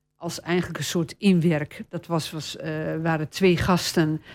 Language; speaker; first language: Dutch; native; Dutch